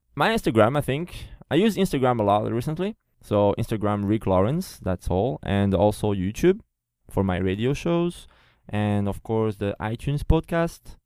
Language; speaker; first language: English; non-native, fluent; Portuguese